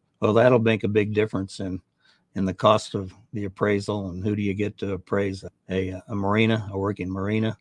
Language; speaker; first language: English; native; English